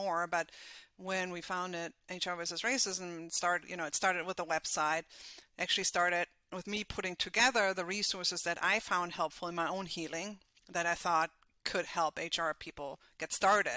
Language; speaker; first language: English; non-native, fluent; German